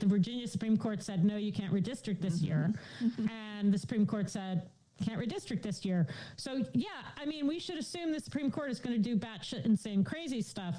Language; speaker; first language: English; native; English